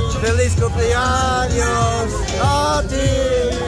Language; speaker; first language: Spanish; non-native, learner; English